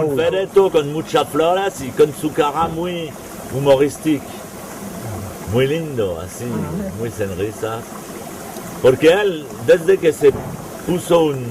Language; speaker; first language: Spanish; non-native, fluent; French